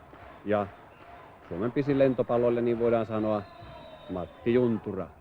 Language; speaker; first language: Finnish; native; Finnish